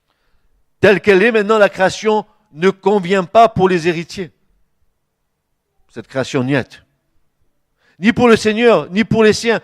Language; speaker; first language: French; native; French